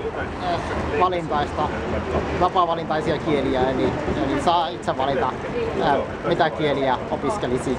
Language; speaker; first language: Finnish; non-native, fluent; Kurdish